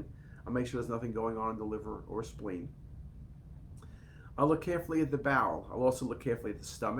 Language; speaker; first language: English; native; English